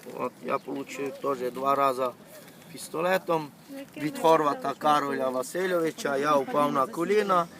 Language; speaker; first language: Ukrainian; native; Ukrainian